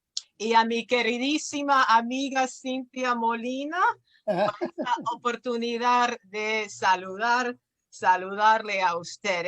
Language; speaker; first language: Spanish; non-native, fluent; English